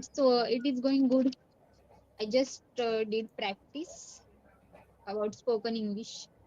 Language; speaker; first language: English; non-native, learner; Marathi